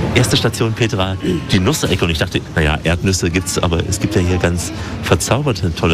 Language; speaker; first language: German; native; German